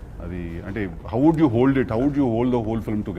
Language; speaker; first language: Telugu; native; Telugu